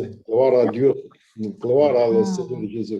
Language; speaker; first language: French; non-native, learner; English